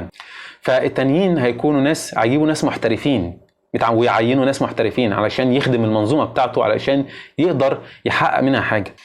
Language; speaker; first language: Arabic; native; Arabic